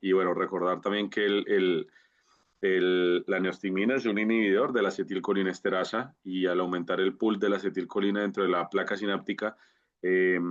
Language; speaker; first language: Spanish; native; Spanish